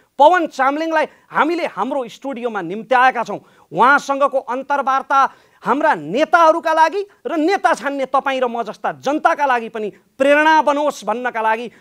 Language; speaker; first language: Nepali; native; Nepali